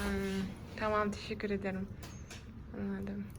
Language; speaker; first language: Turkish; non-native, learner; Kazakh